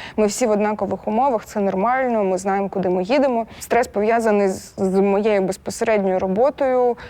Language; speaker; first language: Ukrainian; non-native, local second language; Russian